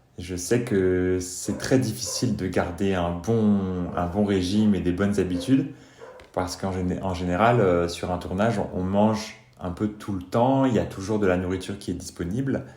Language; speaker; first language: French; native; French